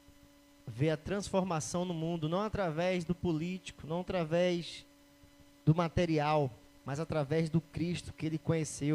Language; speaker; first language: Portuguese; native; Portuguese